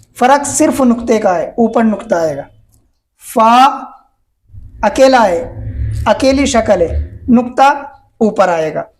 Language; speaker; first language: Hindi; native; Hindi